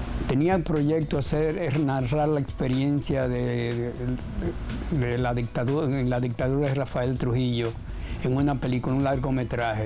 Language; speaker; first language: Spanish; native; Spanish